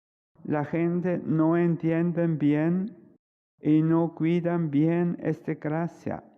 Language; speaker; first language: Spanish; non-native, fluent; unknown